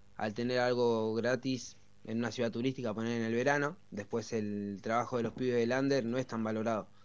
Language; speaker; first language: Spanish; native; Spanish